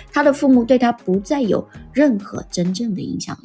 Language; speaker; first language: Chinese; native; Chinese